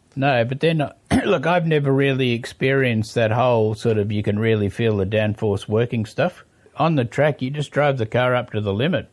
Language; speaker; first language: English; native; English